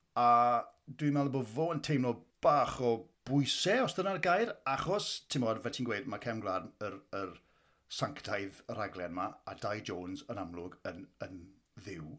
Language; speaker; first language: Welsh; native; Welsh